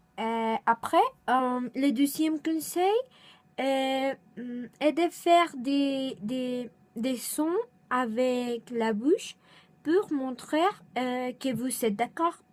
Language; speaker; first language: French; non-native, learner; Spanish